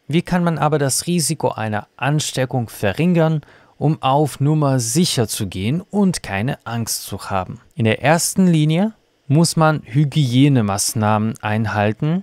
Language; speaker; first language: German; non-native, fluent; Russian